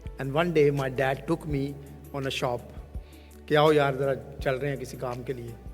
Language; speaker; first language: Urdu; native; Urdu